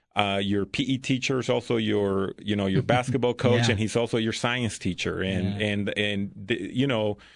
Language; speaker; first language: English; early bilingual, other home language; Spanish